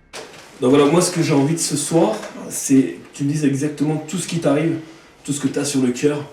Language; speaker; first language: French; native; French